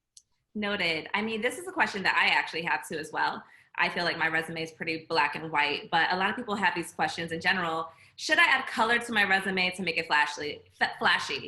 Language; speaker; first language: English; native; English